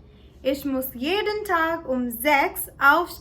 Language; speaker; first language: German; non-native, learner; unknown